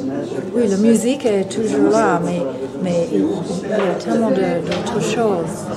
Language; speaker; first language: French; non-native, fluent; English